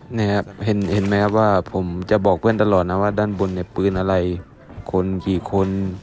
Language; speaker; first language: Thai; native; Thai